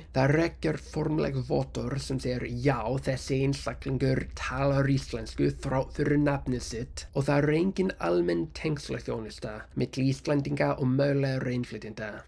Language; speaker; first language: Icelandic; non-native, fluent; English